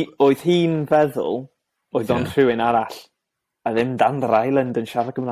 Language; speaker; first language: Welsh; non-native, learner; English